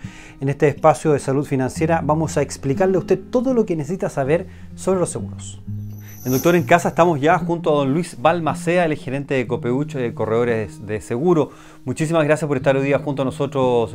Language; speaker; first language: Spanish; native; Spanish